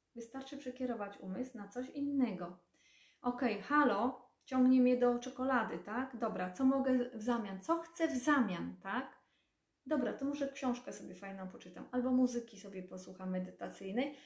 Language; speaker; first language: Polish; native; Polish